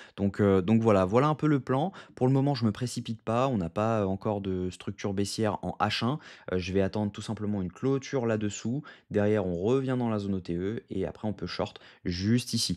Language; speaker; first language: French; native; French